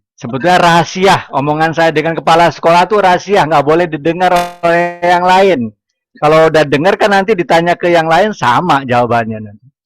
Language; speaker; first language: Indonesian; non-native, local second language; Sundanese